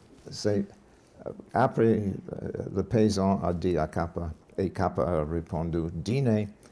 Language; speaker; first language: French; non-native, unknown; English